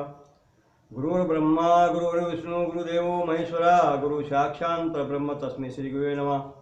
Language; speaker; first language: Hindi; non-native, local second language; Lambadi